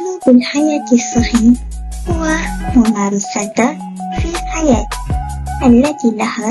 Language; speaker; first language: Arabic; non-native, learner; Malay